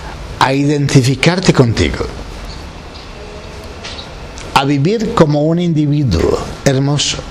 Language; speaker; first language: Spanish; native; Spanish